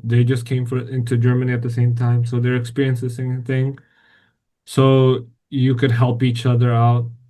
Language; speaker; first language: English; non-native, fluent; Indonesian